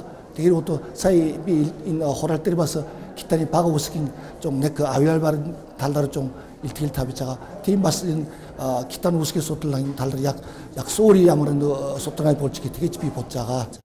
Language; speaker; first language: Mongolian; non-native, fluent; Korean